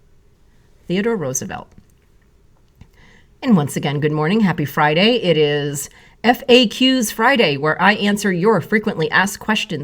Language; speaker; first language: English; native; English